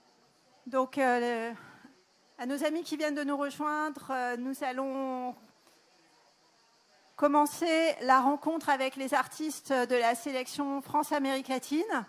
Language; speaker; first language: French; native; French